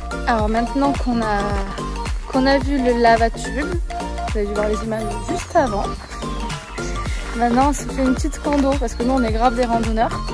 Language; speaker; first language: French; native; French